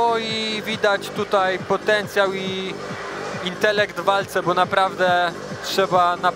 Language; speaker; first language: Polish; native; Polish